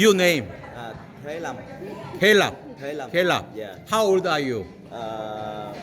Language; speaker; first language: English; non-native, learner; Korean